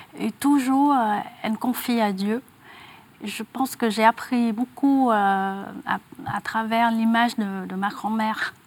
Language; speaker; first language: French; non-native, fluent; Vietnamese